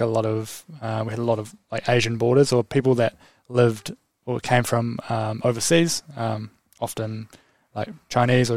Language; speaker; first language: English; native; English